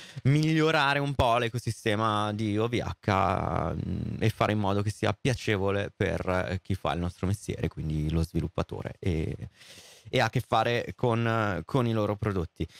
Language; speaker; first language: Italian; native; Italian